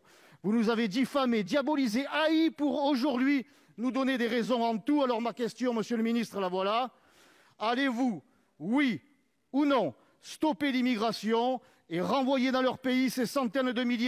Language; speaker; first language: French; native; French